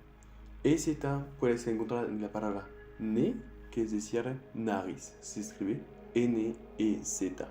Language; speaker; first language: Spanish; non-native, fluent; French